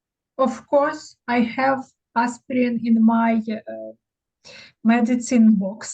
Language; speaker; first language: English; non-native, learner; Ukrainian